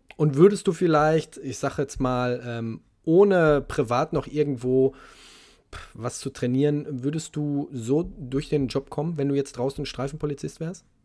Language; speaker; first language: German; native; German